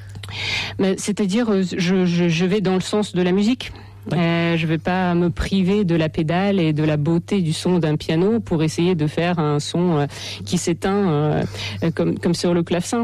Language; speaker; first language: French; non-native, fluent; Russian